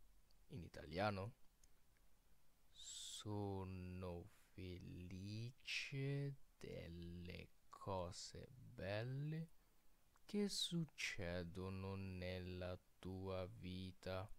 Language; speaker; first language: Italian; non-native, fluent; Filipino